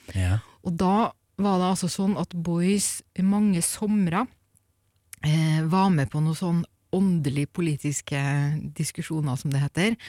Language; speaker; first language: Norwegian; native; Norwegian